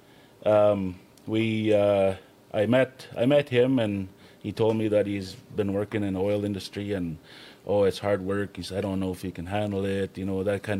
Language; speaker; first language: English; native; English